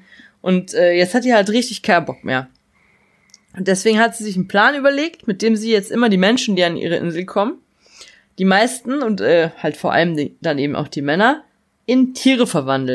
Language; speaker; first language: German; native; German